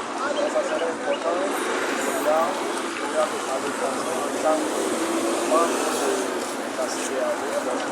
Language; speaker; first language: French; non-native, learner; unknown